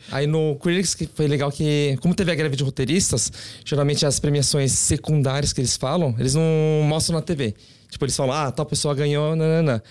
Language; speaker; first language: Portuguese; early bilingual, other home language; Korean